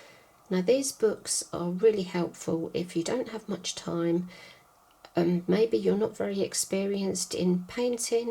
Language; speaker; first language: English; native; English